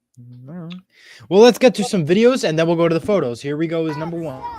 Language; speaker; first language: English; native; English